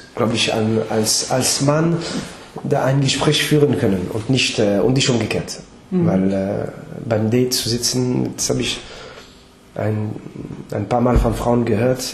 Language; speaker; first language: German; non-native, fluent; French